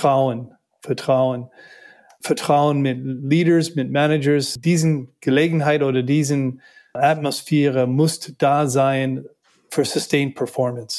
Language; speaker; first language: German; non-native, learner; English